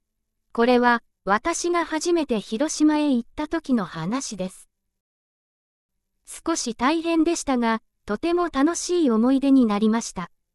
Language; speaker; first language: Japanese; non-native, fluent; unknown